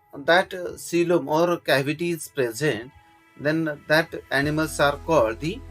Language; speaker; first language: English; non-native, local second language; Marathi